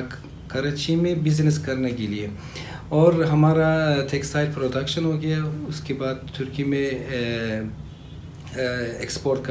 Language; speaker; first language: Hindi; non-native, learner; Turkish